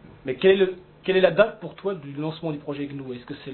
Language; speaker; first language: French; native; French